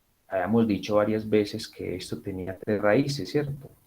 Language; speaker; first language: Spanish; native; Spanish